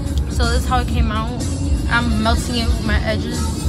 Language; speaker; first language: English; early bilingual, other home language; Spanish